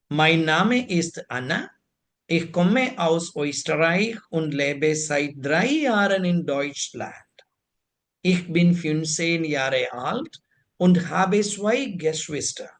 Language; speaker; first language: German; non-native, fluent; Malayalam